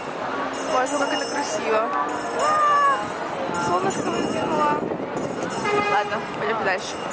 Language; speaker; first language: Russian; native; Russian